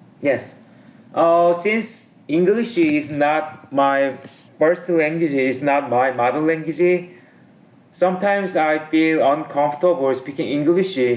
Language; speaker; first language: English; non-native, learner; Korean